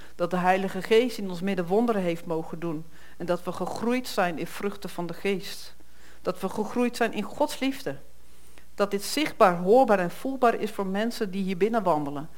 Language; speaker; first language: Dutch; native; Dutch